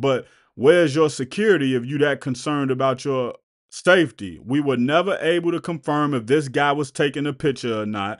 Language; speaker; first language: English; native; English